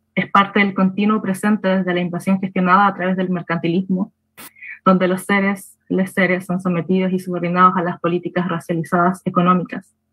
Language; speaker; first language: Spanish; native; Spanish